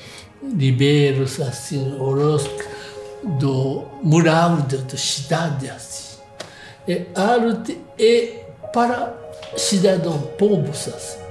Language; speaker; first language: Portuguese; non-native, learner; Japanese